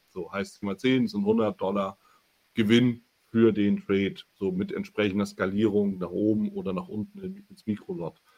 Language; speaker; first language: German; native; German